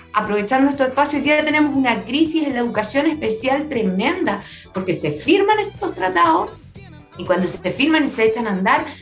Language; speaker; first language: Spanish; native; Spanish